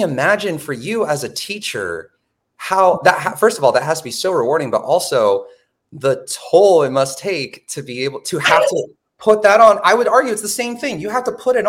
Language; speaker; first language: English; native; English